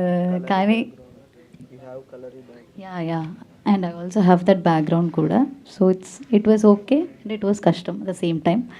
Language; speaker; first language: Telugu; non-native, learner; Malayalam